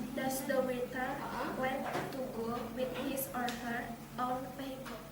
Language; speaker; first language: English; non-native, learner; Indonesian